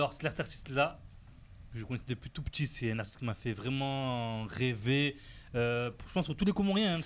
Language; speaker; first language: French; native; French